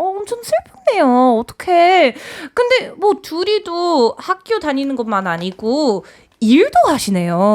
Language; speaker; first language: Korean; non-native, fluent; English